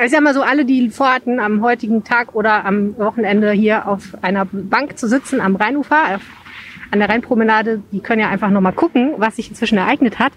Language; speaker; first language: German; native; German